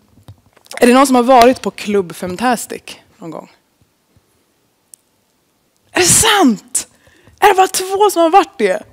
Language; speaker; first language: Swedish; native; Swedish